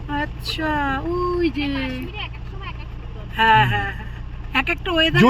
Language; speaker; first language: Hindi; non-native, local second language; Bangla